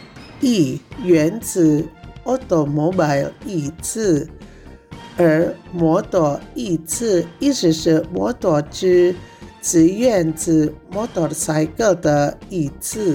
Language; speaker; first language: Chinese; non-native, fluent; Indonesian